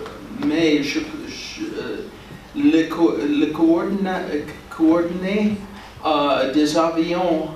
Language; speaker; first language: French; non-native, learner; English